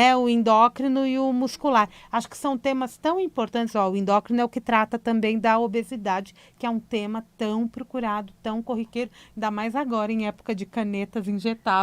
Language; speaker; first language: Portuguese; native; Portuguese